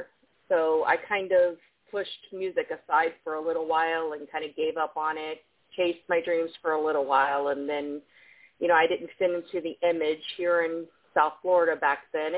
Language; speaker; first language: English; native; English